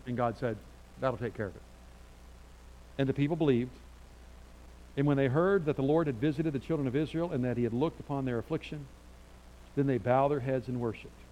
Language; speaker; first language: English; native; English